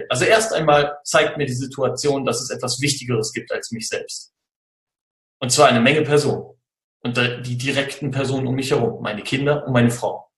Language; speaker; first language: German; native; German